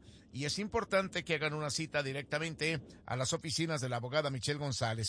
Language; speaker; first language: Spanish; native; Spanish